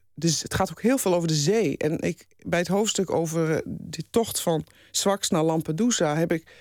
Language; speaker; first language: Dutch; native; Dutch